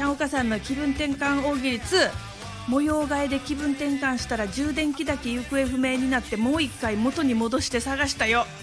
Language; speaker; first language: Japanese; native; Japanese